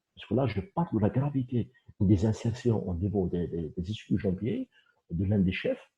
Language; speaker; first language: French; non-native, local second language; Arabic